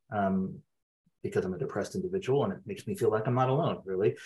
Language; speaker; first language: English; native; English